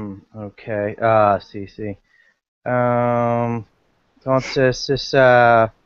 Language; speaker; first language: Spanish; non-native, learner; English